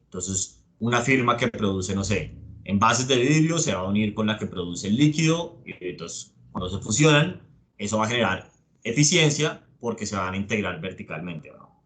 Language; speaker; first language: Spanish; native; Spanish